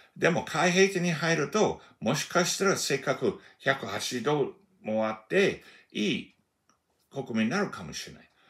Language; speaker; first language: Japanese; non-native, fluent; English